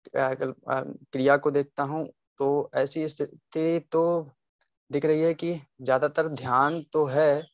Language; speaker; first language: Hindi; native; Hindi